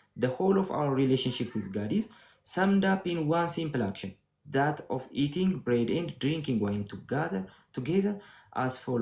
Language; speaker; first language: English; non-native, local second language; Amharic